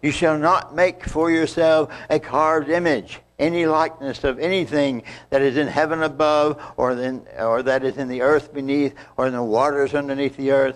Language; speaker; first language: English; native; English